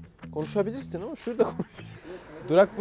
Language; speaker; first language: Turkish; native; Turkish